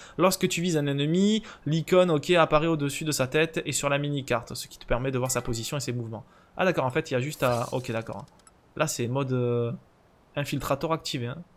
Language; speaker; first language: French; native; French